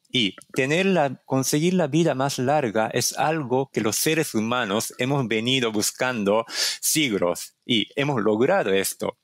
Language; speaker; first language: Spanish; non-native, fluent; Japanese